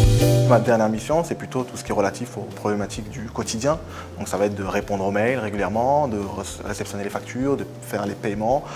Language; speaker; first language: French; native; French